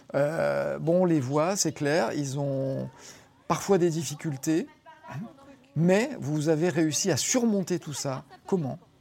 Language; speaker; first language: French; native; French